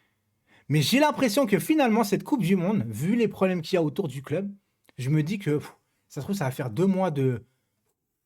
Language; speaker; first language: French; native; French